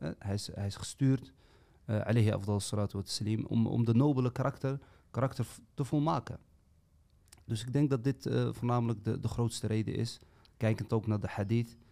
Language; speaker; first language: Dutch; native; Dutch